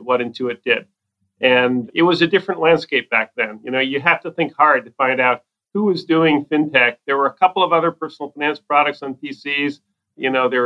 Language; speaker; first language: English; native; English